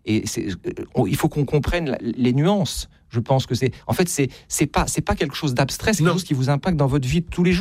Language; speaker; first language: French; native; French